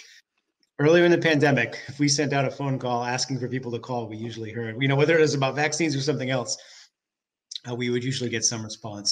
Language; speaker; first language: English; native; English